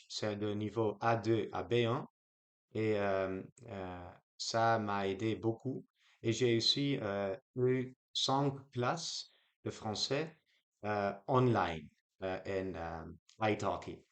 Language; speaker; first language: French; non-native, learner; Dutch